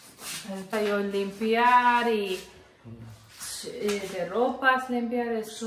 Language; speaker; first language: Spanish; non-native, learner; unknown